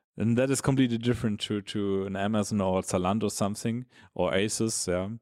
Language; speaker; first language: English; non-native, fluent; German